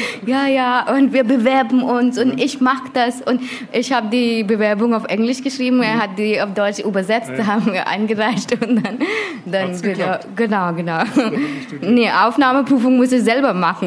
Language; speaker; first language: German; non-native, learner; Hindi